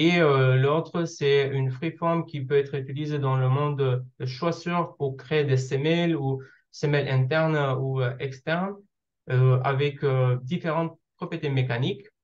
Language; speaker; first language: French; non-native, learner; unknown